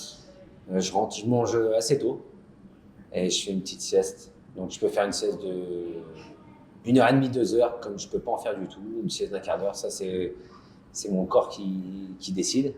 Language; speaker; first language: French; native; French